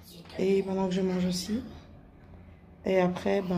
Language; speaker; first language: French; native; French